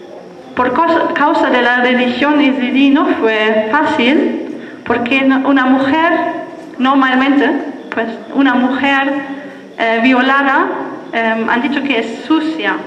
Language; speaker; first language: Spanish; non-native, fluent; German